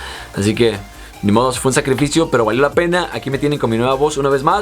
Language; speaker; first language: Spanish; native; Spanish